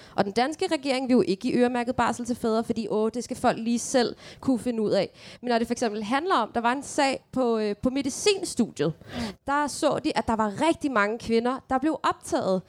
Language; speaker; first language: Danish; early bilingual, other home language; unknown